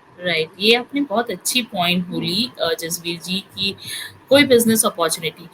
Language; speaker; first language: Hindi; native; Hindi